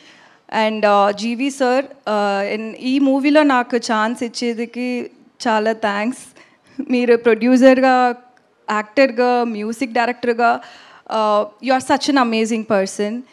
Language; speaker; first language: Telugu; non-native, learner; Tamil